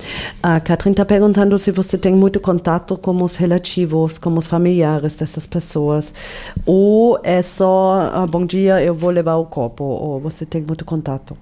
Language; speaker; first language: Portuguese; non-native, fluent; German